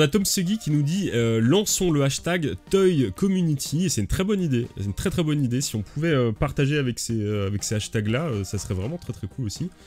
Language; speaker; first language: French; native; French